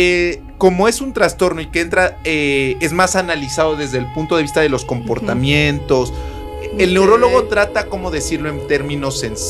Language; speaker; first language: Spanish; native; Spanish